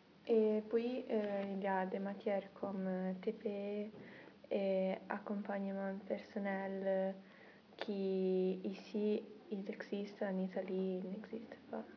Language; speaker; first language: French; non-native, fluent; Italian